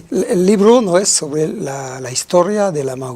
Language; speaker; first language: Spanish; non-native, fluent; French